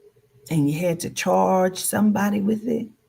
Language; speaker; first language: English; native; English